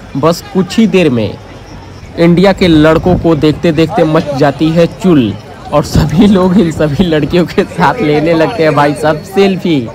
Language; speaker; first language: Hindi; native; Hindi